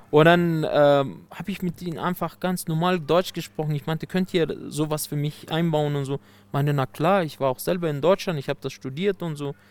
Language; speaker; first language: German; non-native, fluent; Persian